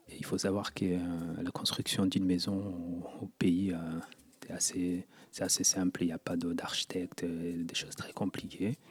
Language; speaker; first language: French; non-native, local second language; Kinyarwanda